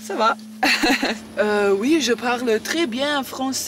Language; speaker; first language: French; non-native, learner; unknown